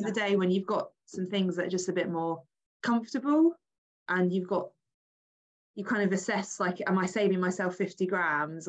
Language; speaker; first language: English; native; English